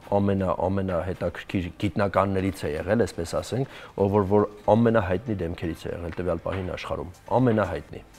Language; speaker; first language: Armenian; native; Armenian